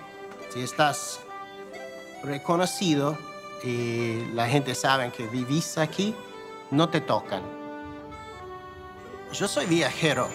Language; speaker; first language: Spanish; non-native, fluent; English